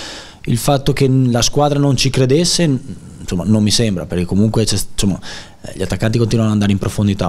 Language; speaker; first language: Italian; native; Italian